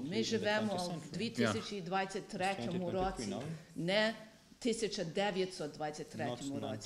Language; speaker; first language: Ukrainian; early bilingual, heritage; Ukrainian